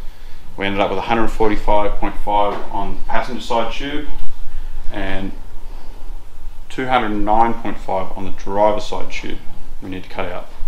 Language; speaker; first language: English; native; English